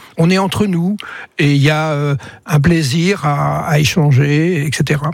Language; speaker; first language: French; native; French